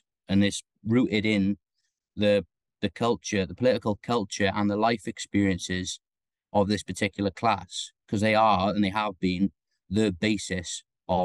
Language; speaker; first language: English; native; English